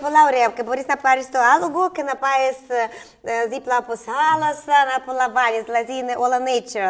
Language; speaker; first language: Greek; non-native, learner; Russian